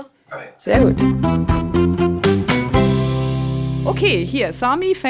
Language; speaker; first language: German; native; German